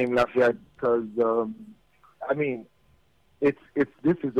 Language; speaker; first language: English; non-native, local second language; Yoruba